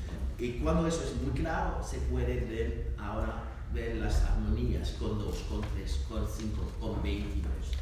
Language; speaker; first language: Spanish; non-native, learner; French